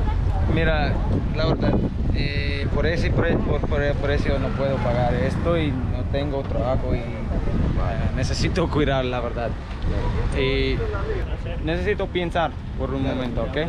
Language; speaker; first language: Spanish; non-native, learner; English